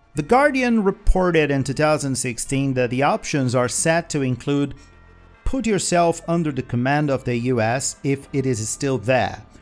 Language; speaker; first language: English; non-native, fluent; Portuguese